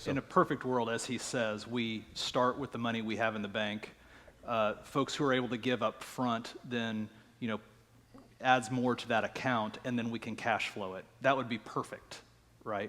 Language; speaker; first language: English; native; English